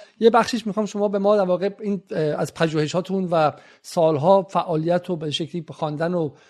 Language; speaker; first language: Persian; native; Persian